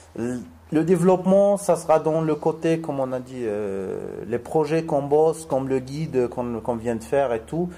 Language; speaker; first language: French; non-native, local second language; Arabic